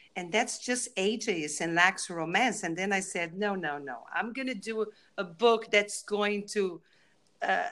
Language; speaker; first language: English; non-native, fluent; Portuguese